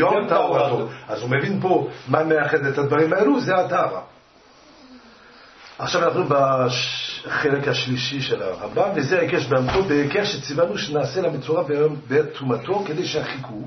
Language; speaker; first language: Hebrew; non-native, fluent; French